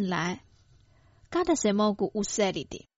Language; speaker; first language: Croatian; non-native, fluent; Chinese